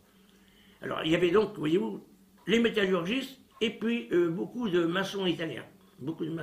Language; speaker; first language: French; early bilingual, other home language; Italian